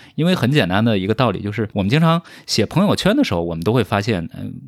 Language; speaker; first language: Chinese; native; Chinese